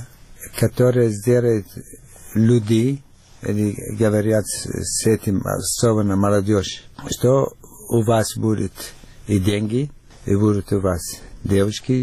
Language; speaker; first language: Russian; non-native, fluent; Arabic